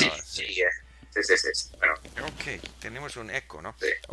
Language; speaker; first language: Spanish; non-native, fluent; English